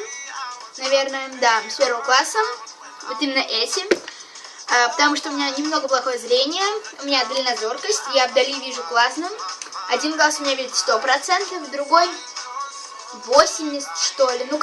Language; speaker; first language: Russian; native; Russian